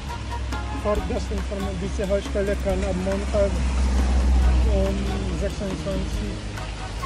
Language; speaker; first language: German; non-native, learner; Cebuano